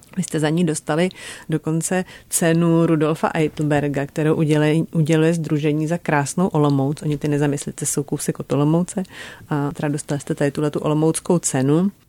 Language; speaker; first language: Czech; native; Czech